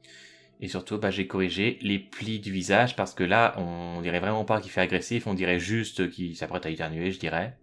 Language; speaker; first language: French; native; French